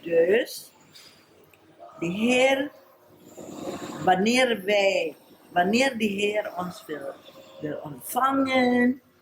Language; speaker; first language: Dutch; non-native, fluent; Indonesian